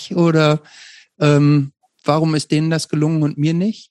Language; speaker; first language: German; native; German